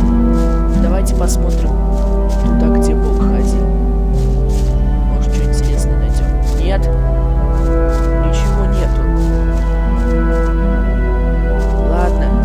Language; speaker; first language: Russian; native; Russian